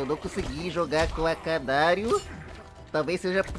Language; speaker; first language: Portuguese; native; Portuguese